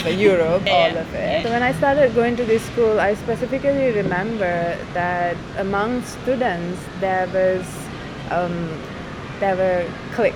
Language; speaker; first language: English; non-native, local second language; Sinhala